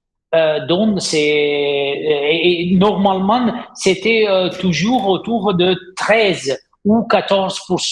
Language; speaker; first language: French; non-native, fluent; Italian